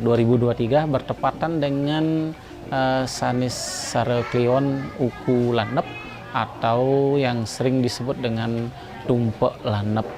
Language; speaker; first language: Indonesian; native; Indonesian